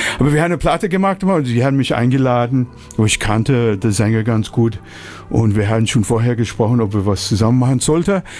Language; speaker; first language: German; non-native, fluent; English